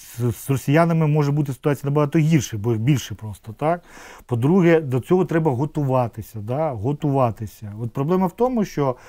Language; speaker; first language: Ukrainian; non-native, local second language; Russian